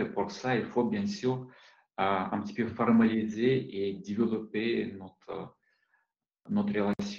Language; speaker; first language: French; non-native, fluent; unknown